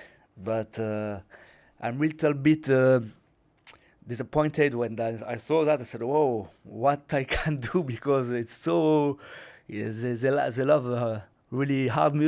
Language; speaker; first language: English; non-native, learner; French